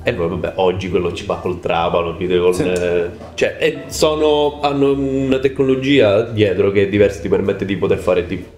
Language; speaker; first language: Italian; native; Italian